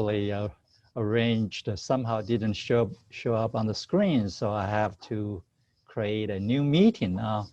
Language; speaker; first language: English; non-native, fluent; Chinese